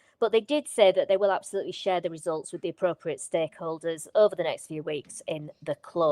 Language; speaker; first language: English; native; English